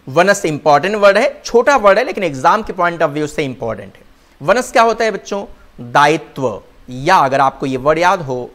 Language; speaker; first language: Hindi; native; Hindi